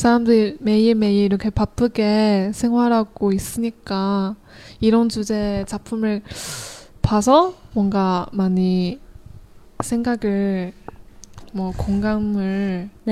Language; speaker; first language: Korean; non-native, fluent; Chinese